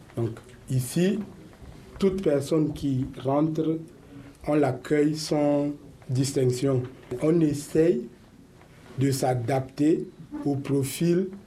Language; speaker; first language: French; native; French